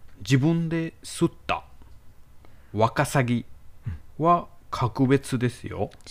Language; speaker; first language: Japanese; non-native, learner; Bangla